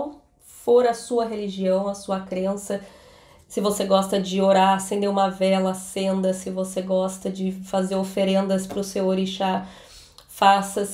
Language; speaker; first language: Portuguese; native; Portuguese